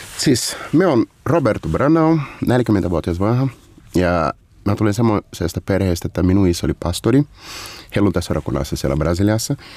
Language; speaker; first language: Finnish; non-native, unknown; Portuguese